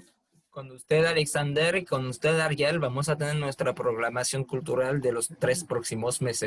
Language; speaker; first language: Spanish; non-native, fluent; French